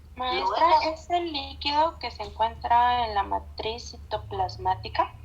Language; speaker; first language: Spanish; native; Spanish